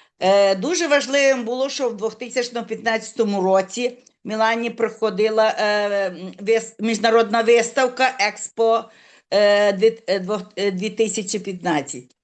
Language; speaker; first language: Ukrainian; native; Ukrainian